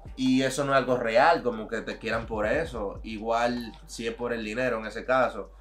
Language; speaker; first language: Spanish; native; Spanish